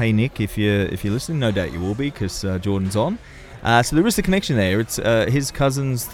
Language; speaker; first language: English; native; English